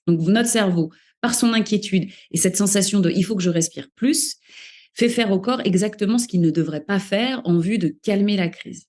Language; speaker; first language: French; native; French